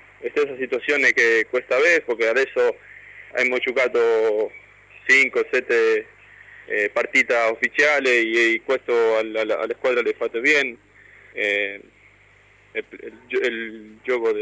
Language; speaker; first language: Italian; non-native, learner; Spanish